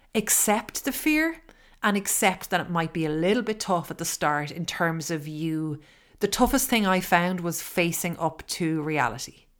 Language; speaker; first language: English; native; English